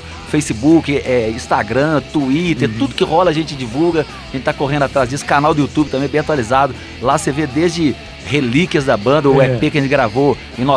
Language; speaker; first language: Portuguese; native; Portuguese